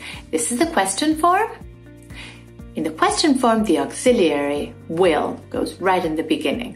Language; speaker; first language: English; non-native, fluent; Italian